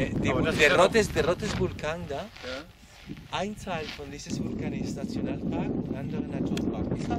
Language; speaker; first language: German; non-native, learner; Spanish